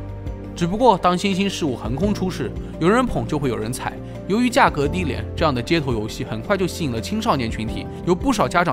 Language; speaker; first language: Chinese; native; Chinese